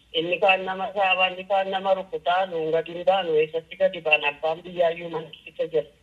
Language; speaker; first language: Oromo; native; Oromo